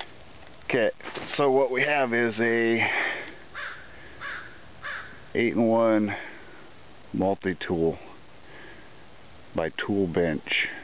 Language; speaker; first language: English; native; English